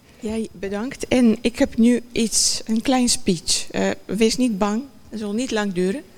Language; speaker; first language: Dutch; non-native, fluent; Bulgarian